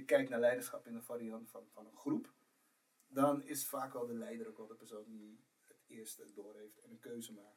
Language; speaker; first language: Dutch; native; Dutch